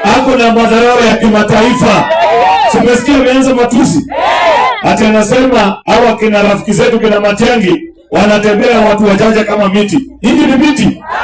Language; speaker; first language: Swahili; non-native, local second language; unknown